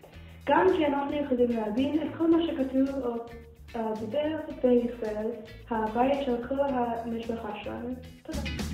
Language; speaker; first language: Hebrew; non-native, learner; English